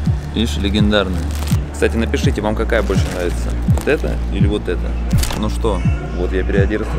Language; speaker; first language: Russian; native; Russian